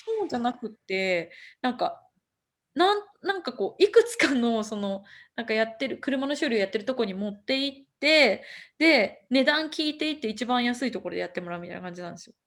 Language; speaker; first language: Japanese; native; Japanese